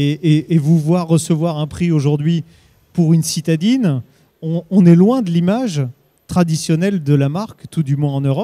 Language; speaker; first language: French; native; French